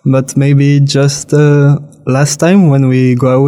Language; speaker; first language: English; non-native, fluent; French